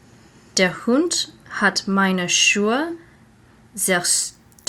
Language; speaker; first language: German; non-native, learner; English